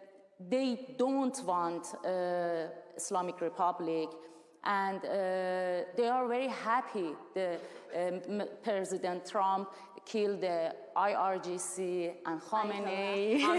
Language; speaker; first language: English; non-native, learner; Persian